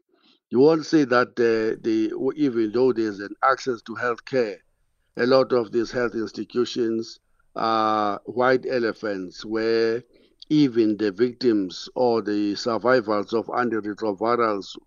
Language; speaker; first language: English; non-native, local second language; Xhosa